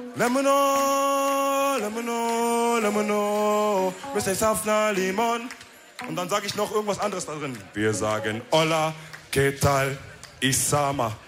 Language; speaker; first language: German; early bilingual, other home language; Wolof